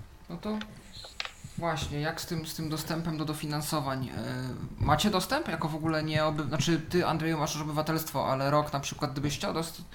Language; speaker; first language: Polish; native; Polish